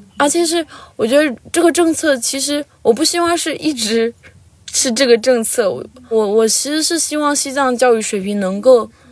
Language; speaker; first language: Chinese; non-native, local second language; Tibetan